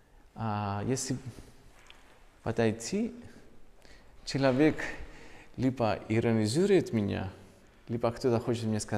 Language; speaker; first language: Russian; non-native, fluent; Greek